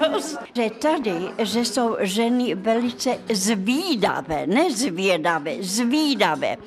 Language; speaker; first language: Czech; non-native, fluent; Russian